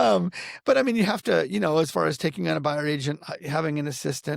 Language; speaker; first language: English; native; English